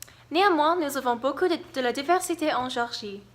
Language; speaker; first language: French; non-native, learner; English